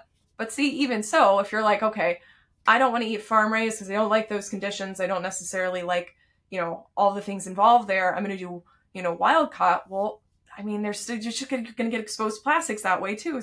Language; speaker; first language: English; native; English